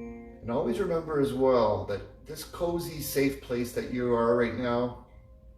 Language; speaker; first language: English; native; English